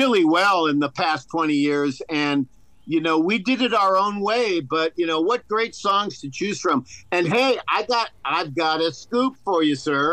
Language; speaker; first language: English; native; English